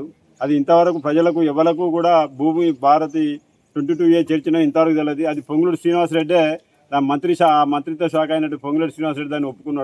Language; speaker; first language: Telugu; native; Telugu